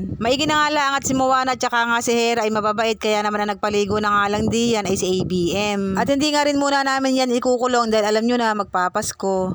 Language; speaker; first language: Filipino; native; Filipino